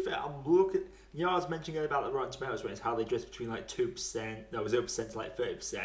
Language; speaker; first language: English; native; English